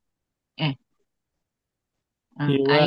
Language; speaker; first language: Arabic; non-native, learner; Indonesian